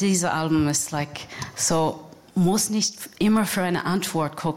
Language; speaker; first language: German; non-native, fluent; English